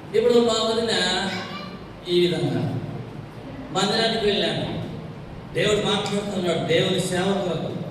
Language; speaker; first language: Telugu; non-native, local second language; Tamil